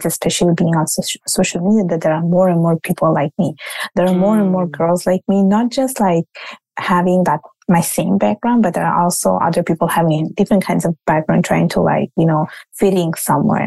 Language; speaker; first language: English; non-native, fluent; Italian